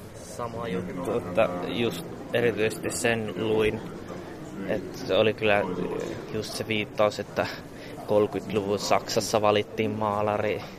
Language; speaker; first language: Finnish; native; Finnish